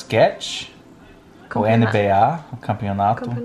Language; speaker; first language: Portuguese; non-native, fluent; English